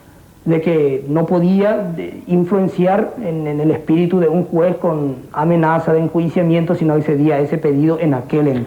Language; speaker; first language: Spanish; native; Spanish